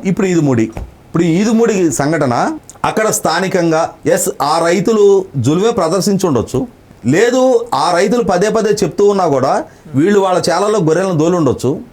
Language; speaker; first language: Telugu; native; Telugu